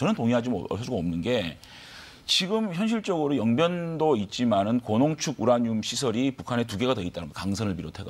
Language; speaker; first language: Korean; native; Korean